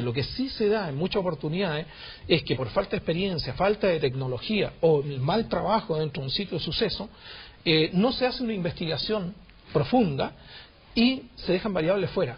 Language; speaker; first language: Spanish; native; Spanish